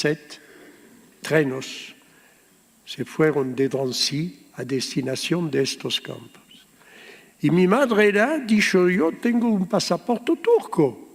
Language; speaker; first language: Spanish; early bilingual, heritage; French